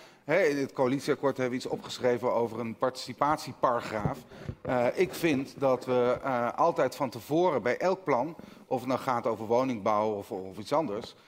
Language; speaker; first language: Dutch; native; Dutch